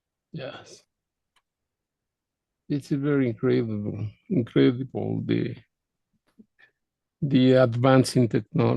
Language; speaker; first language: English; non-native, learner; Spanish